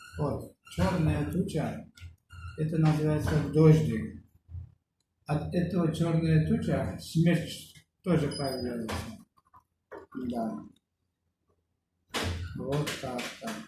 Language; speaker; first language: Russian; non-native, learner; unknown